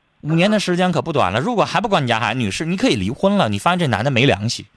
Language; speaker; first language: Chinese; native; Chinese